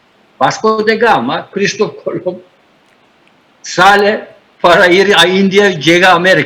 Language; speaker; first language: Spanish; non-native, fluent; Turkish